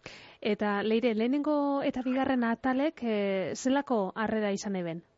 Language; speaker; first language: Basque; native; Basque